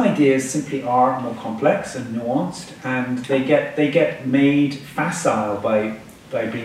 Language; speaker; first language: English; native; English